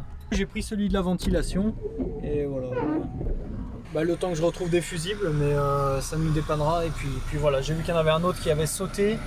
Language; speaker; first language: French; native; French